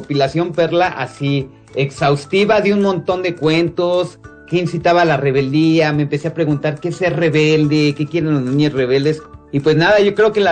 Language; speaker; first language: Spanish; native; Spanish